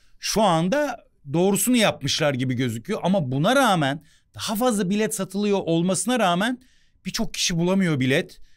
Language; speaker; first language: Turkish; native; Turkish